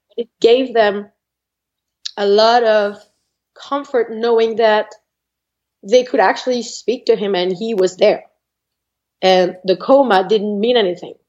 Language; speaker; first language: English; non-native, fluent; French